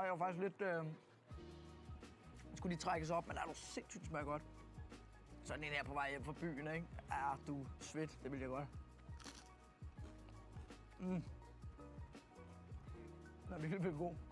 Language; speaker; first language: Danish; native; Danish